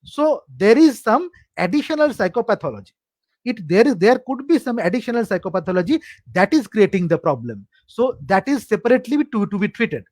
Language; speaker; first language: English; non-native, local second language; Bangla